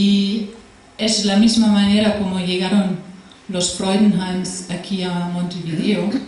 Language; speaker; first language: Spanish; non-native, fluent; German